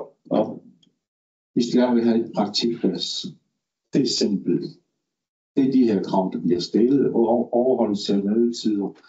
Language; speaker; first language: Danish; non-native, local second language; Kalaallisut